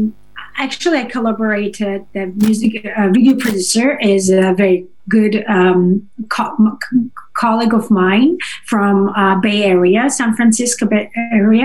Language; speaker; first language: English; non-native, fluent; Russian